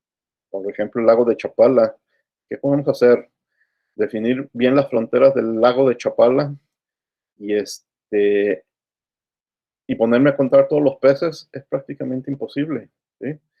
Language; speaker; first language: Spanish; native; Spanish